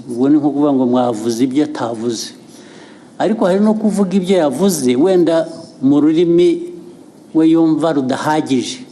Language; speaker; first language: Kinyarwanda; early bilingual, heritage; Kinyarwanda